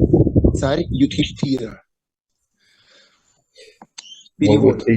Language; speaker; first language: Russian; native; Russian